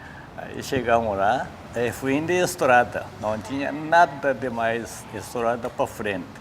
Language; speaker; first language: Portuguese; non-native, learner; Japanese